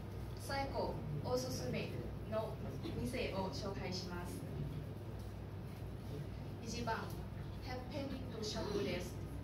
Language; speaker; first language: Japanese; non-native, learner; Thai